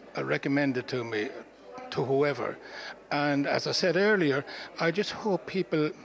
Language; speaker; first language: English; native; English